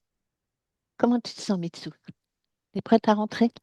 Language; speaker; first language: French; native; French